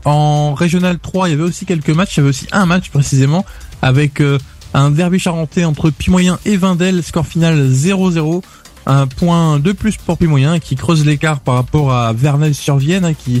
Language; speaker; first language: French; native; French